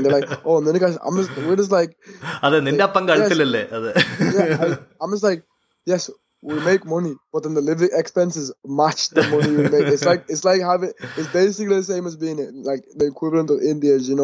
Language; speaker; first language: English; native; English